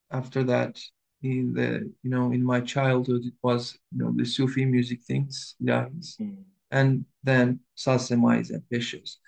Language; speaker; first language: English; non-native, learner; Turkish